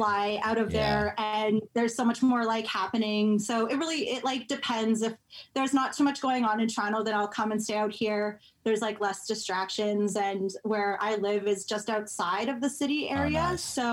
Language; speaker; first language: English; native; English